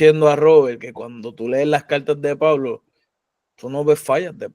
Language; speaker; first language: Spanish; native; Spanish